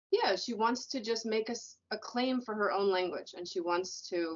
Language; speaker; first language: English; native; English